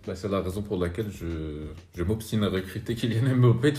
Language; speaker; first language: French; native; French